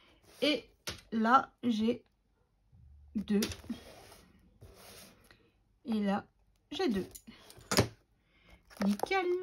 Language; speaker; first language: French; native; French